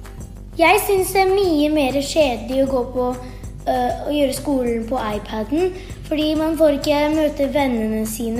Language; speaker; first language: Norwegian; early bilingual, heritage; Norwegian